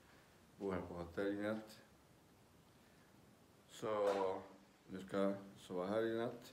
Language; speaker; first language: Swedish; non-native, learner; Spanish